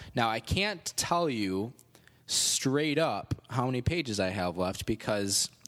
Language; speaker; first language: English; native; English